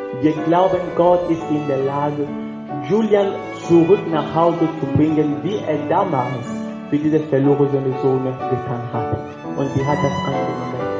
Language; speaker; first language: German; non-native, fluent; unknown